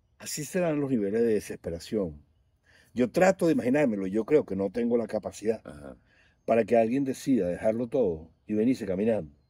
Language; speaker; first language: Spanish; native; Spanish